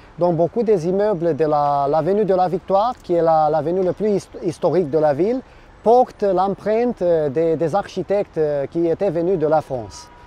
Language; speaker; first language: French; non-native, fluent; Romanian